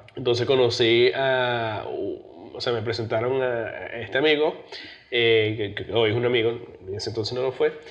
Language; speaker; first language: Spanish; early bilingual, heritage; Spanish